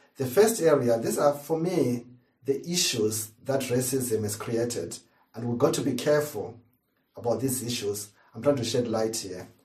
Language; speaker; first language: English; non-native, local second language; Shona